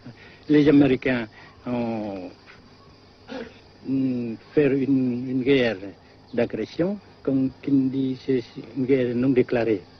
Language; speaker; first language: French; non-native, fluent; Vietnamese